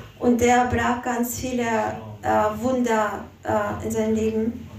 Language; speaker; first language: German; non-native, fluent; Russian